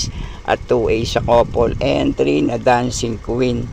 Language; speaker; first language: Filipino; native; Filipino